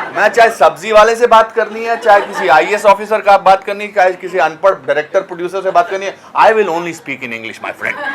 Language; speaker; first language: Hindi; native; Hindi